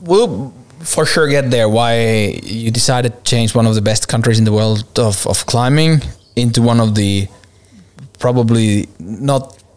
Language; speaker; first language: English; non-native, fluent; Finnish